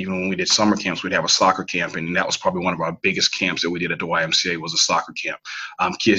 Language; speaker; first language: English; native; English